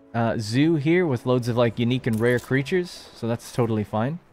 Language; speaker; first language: English; native; English